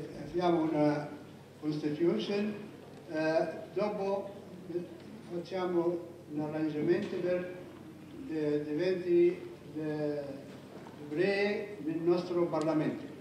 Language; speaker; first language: Italian; non-native, learner; Arabic